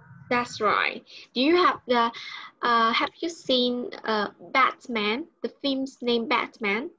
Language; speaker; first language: English; non-native, learner; Vietnamese